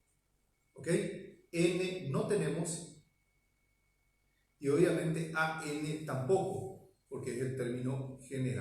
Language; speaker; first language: Spanish; native; Spanish